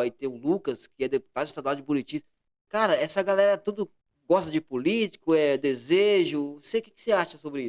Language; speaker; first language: Portuguese; native; Portuguese